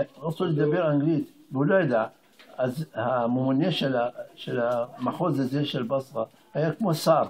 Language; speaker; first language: Hebrew; non-native, fluent; Arabic